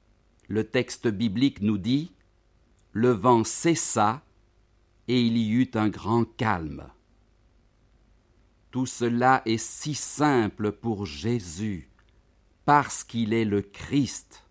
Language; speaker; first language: French; native; French